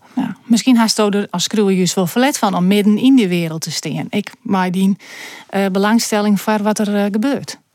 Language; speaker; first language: Dutch; native; Dutch